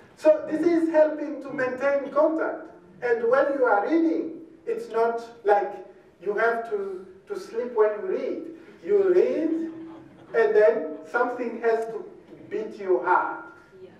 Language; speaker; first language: English; non-native, fluent; Luba-Lulua